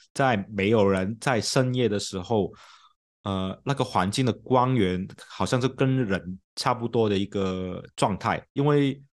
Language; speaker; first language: Chinese; non-native, local second language; Cantonese